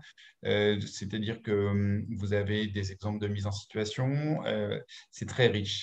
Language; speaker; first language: French; native; French